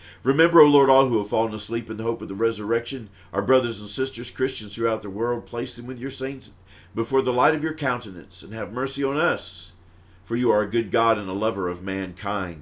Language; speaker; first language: English; native; English